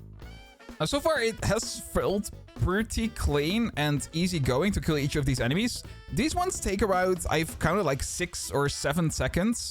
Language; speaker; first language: English; non-native, fluent; Dutch